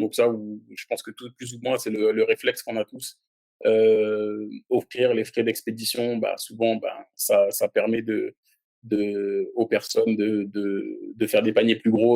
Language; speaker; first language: French; native; French